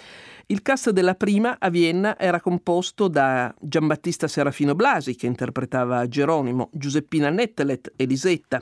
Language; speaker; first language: Italian; native; Italian